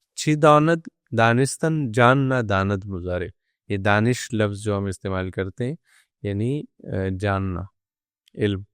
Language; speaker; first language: Urdu; non-native, local second language; Pashto